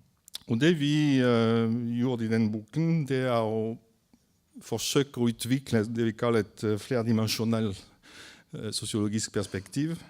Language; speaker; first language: Norwegian; non-native, fluent; French